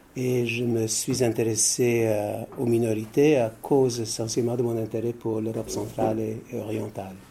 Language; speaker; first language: French; early bilingual, other home language; Polish